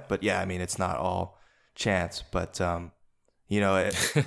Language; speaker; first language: English; native; English